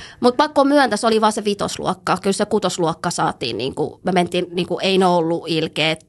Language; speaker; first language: Finnish; early bilingual, other home language; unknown